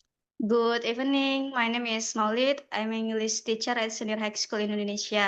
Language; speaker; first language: English; non-native, fluent; Indonesian